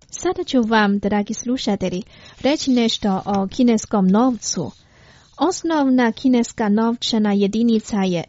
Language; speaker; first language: Croatian; non-native, fluent; Chinese